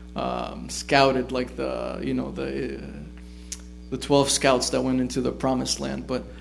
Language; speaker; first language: English; native; English